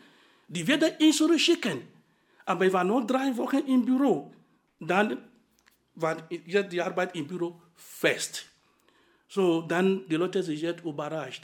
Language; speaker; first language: German; non-native, fluent; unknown